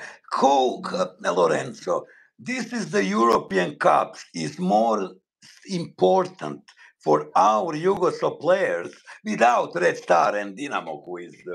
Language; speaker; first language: English; non-native, learner; Bosnian